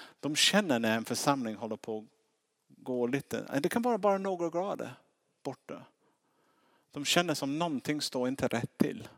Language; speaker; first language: Swedish; non-native, fluent; English